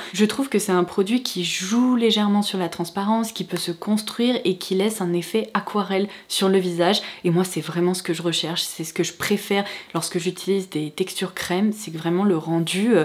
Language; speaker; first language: French; native; French